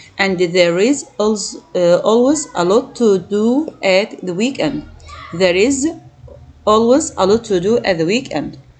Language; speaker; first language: English; non-native, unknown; Arabic